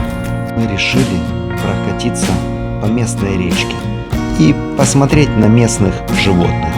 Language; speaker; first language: Russian; native; Russian